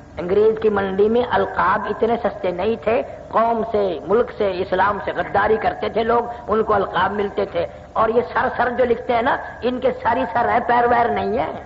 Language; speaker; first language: Urdu; non-native, local second language; Saraiki